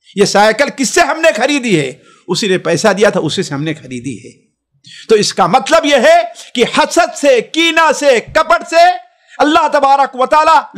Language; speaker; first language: Hindi; native; Hindi